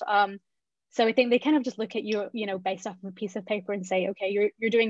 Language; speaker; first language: English; native; English